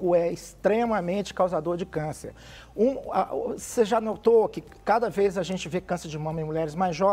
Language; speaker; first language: Portuguese; native; Portuguese